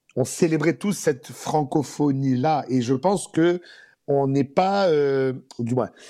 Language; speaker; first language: French; native; French